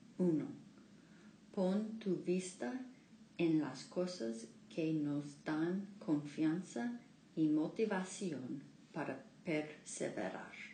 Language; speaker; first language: Spanish; non-native, learner; English